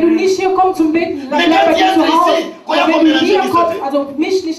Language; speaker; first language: German; non-native, learner; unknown